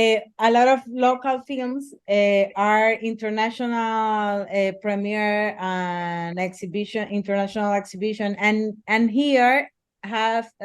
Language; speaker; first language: English; non-native, learner; Spanish